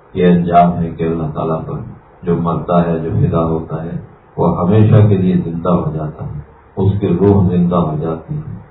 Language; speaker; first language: Urdu; native; Urdu